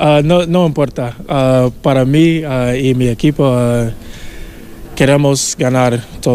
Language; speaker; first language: Spanish; non-native, learner; English